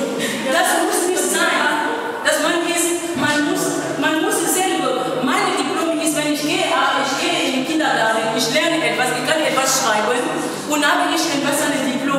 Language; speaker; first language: German; non-native, learner; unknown